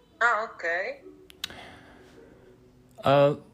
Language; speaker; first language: English; non-native, learner; Italian